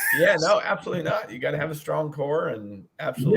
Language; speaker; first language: English; native; English